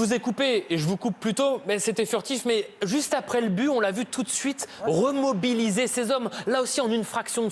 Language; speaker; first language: French; native; French